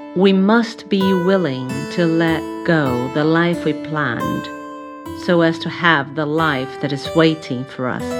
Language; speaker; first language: English; non-native, fluent; Portuguese